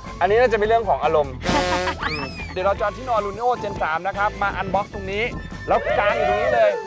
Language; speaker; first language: Thai; native; Thai